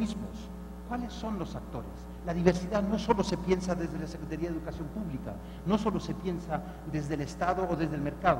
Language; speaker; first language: Spanish; non-native, fluent; German